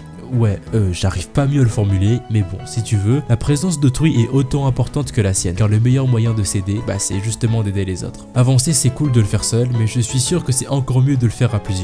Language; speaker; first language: French; native; French